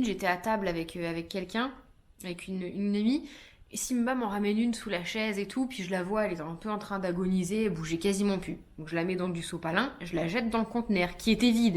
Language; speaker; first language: French; native; French